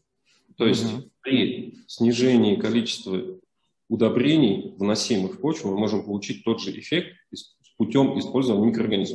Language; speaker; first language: Russian; native; Russian